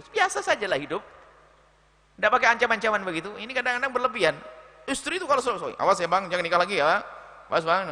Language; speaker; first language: Indonesian; native; Indonesian